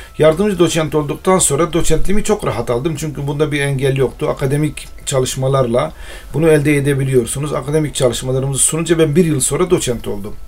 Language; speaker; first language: Turkish; non-native, local second language; Arabic